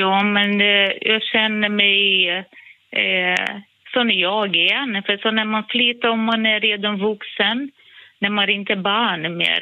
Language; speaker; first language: Swedish; non-native, fluent; Portuguese